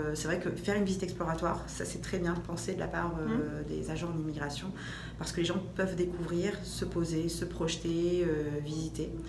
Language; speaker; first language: French; native; French